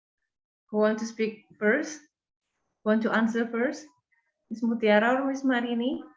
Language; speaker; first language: English; non-native, fluent; Indonesian